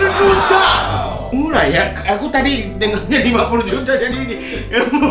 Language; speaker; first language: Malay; non-native, fluent; Japanese